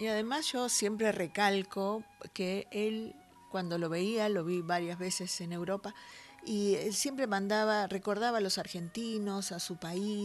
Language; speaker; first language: Spanish; native; Spanish